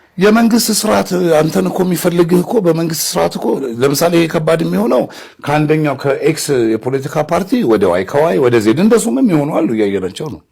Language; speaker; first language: Amharic; native; Amharic